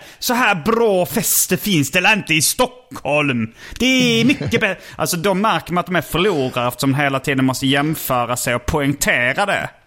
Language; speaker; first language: Swedish; native; Swedish